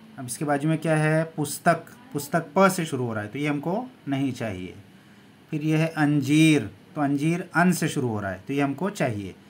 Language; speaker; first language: Hindi; native; Hindi